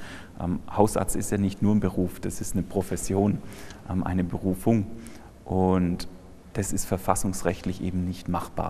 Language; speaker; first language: German; native; German